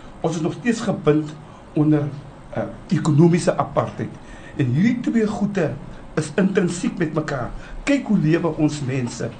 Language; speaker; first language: Afrikaans; native; Afrikaans